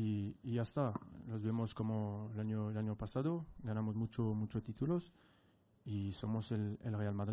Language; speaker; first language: Spanish; non-native, fluent; French